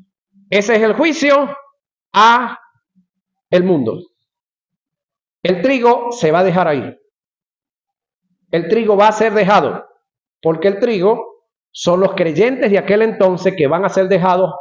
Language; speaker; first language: Spanish; native; Spanish